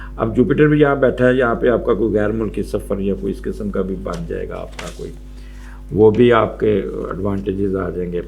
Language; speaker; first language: Urdu; non-native, local second language; Punjabi